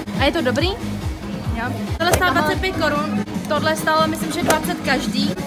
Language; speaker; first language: Czech; early bilingual, other home language; Vietnamese